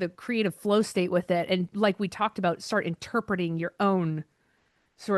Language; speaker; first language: English; native; English